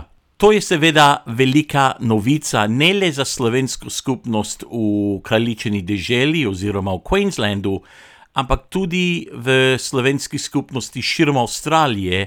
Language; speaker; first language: Slovenian; non-native, local second language; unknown